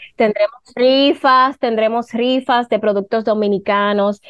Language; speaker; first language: Spanish; native; Spanish